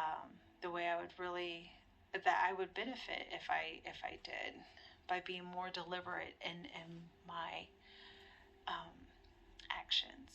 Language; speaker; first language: English; native; English